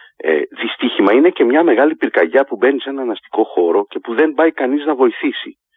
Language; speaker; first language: Greek; native; Greek